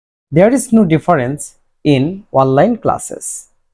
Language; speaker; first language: English; non-native, local second language; Bangla